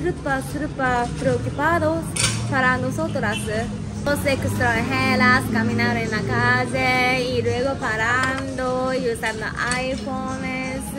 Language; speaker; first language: Spanish; non-native, learner; Japanese